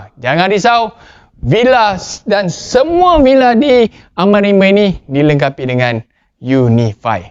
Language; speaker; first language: Malay; native; Malay